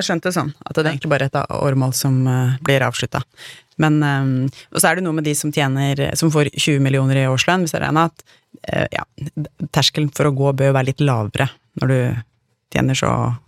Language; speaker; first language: Norwegian; native; Norwegian